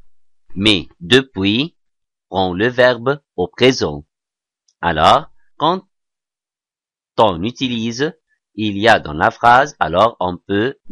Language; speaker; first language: French; non-native, fluent; Arabic